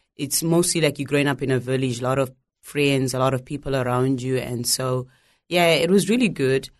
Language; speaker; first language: English; non-native, local second language; Shona